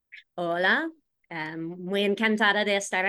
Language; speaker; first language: Spanish; non-native, fluent; English